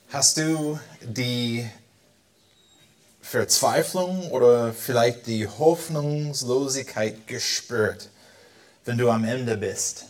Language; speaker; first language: German; non-native, fluent; English